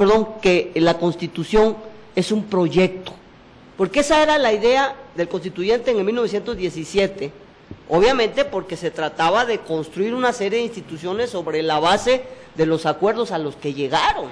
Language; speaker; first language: Spanish; native; Spanish